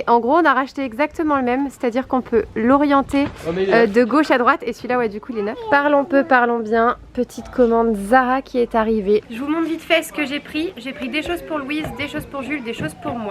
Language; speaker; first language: French; native; French